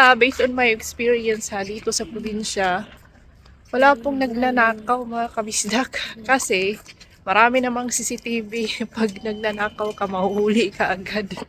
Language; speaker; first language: Filipino; non-native, local second language; Cebuano